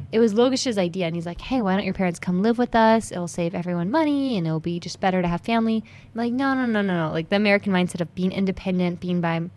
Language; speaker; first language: English; native; English